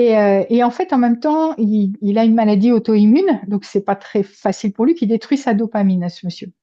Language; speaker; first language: French; native; French